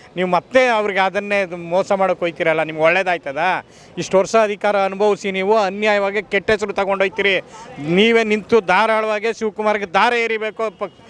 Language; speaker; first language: Kannada; native; Kannada